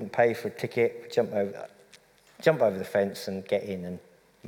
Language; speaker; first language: English; native; English